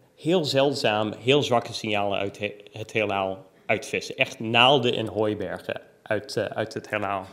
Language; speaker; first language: Dutch; non-native, fluent; English